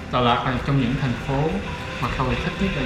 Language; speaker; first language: Vietnamese; early bilingual, heritage; Vietnamese